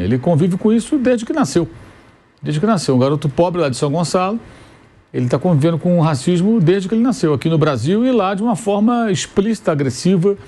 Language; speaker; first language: Portuguese; native; Portuguese